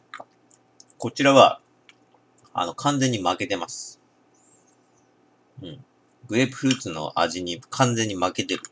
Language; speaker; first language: Japanese; native; Japanese